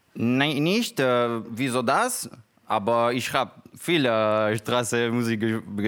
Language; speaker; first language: German; non-native, learner; Spanish